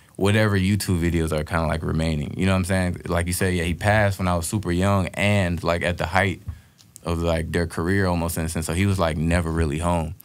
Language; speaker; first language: English; native; English